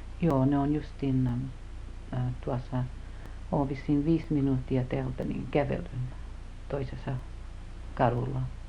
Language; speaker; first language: Finnish; early bilingual, heritage; Finnish